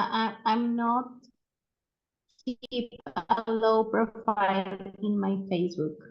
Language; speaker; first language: English; non-native, learner; Spanish